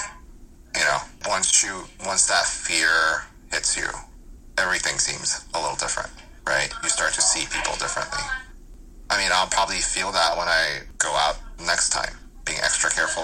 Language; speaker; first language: English; early bilingual, other home language; Korean